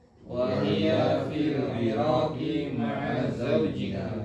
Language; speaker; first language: Arabic; non-native, learner; Indonesian